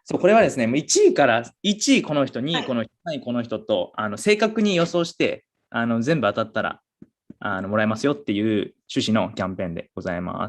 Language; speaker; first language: Japanese; native; Japanese